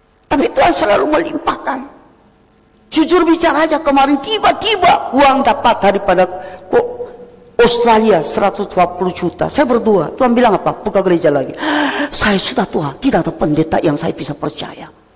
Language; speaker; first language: Indonesian; non-native, fluent; Korean